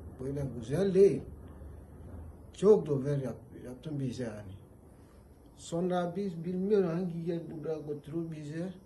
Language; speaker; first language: Turkish; non-native, learner; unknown